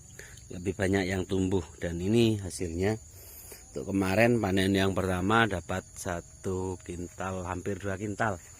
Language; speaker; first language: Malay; non-native, local second language; Javanese